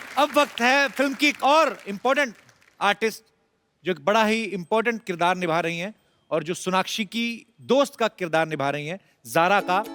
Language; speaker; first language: Hindi; non-native, local second language; Punjabi